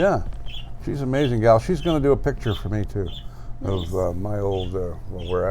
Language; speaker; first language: English; native; English